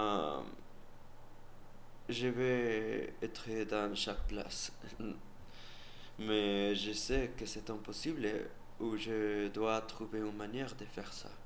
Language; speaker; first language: French; non-native, learner; Spanish